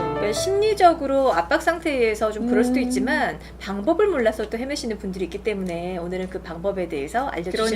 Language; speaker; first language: Korean; native; Korean